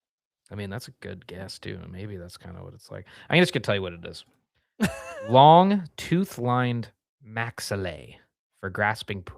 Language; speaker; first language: English; native; English